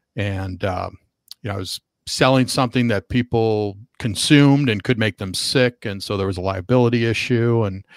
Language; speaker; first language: English; native; English